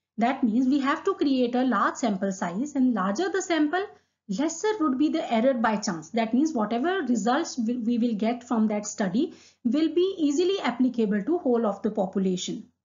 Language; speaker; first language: English; non-native, local second language; Hindi